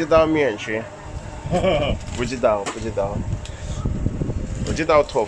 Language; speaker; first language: Chinese; non-native, learner; Tsonga